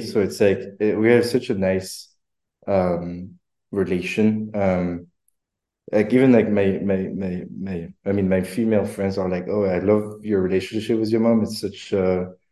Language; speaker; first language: English; non-native, fluent; French